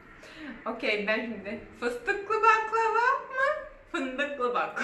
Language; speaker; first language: Turkish; non-native, learner; Serbian